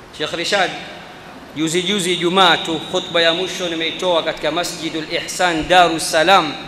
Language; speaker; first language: Swahili; native; Swahili